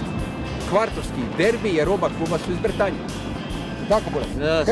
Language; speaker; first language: Croatian; native; Croatian